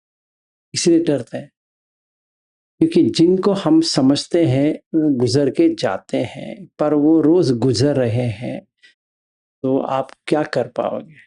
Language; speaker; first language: Hindi; native; Hindi